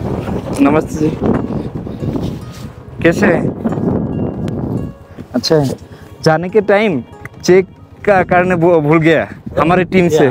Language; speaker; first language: Hindi; non-native, learner; Bangla